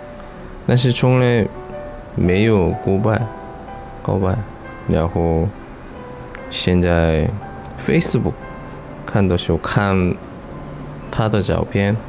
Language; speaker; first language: Chinese; non-native, learner; Korean